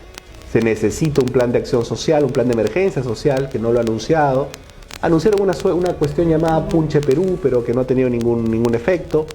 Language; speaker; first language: Spanish; native; Spanish